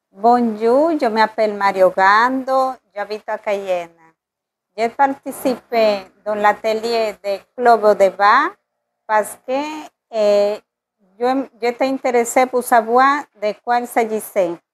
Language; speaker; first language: French; non-native, learner; Spanish